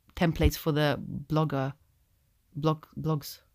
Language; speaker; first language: English; non-native, fluent; Russian